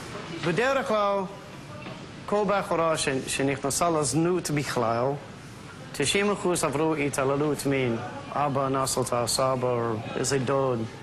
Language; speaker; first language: Hebrew; non-native, local second language; English